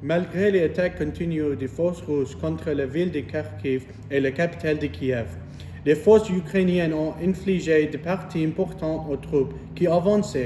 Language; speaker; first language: French; non-native, learner; English